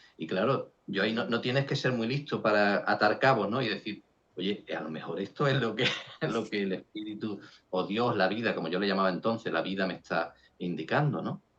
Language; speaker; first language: Spanish; native; Spanish